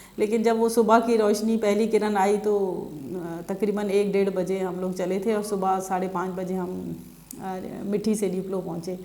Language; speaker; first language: Urdu; non-native, local second language; Sindhi